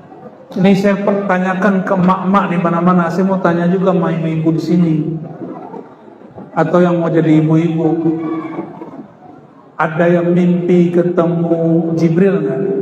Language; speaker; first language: Indonesian; native; Indonesian